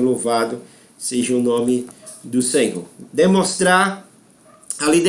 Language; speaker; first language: Portuguese; native; Portuguese